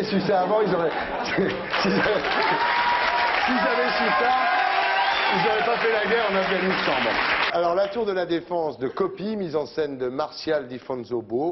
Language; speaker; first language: French; native; French